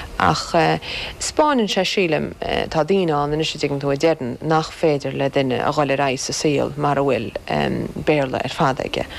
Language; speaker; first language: Irish; native; Irish